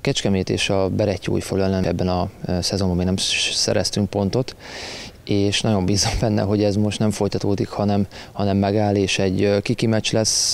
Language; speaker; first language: Hungarian; native; Hungarian